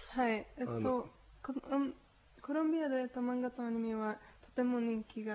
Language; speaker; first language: Japanese; non-native, learner; Spanish